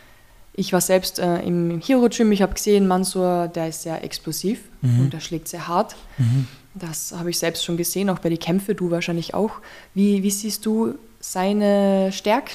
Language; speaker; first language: German; native; German